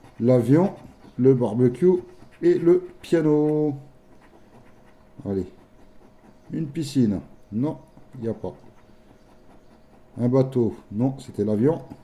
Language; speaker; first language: French; native; French